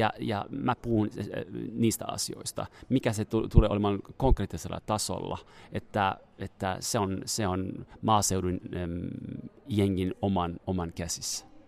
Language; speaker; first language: Finnish; non-native, fluent; French